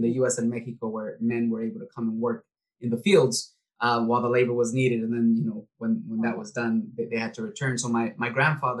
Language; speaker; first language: English; early bilingual, other home language; Spanish